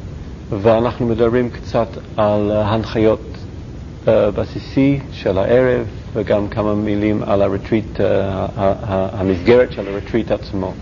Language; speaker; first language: Hebrew; non-native, learner; English